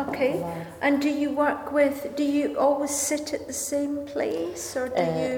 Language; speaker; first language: English; non-native, fluent; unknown